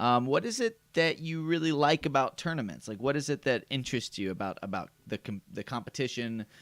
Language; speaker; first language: English; native; English